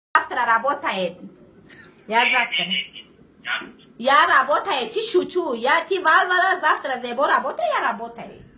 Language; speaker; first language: Russian; non-native, learner; Tajik